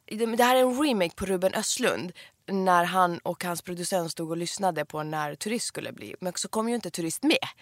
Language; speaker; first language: Swedish; early bilingual, other home language; Persian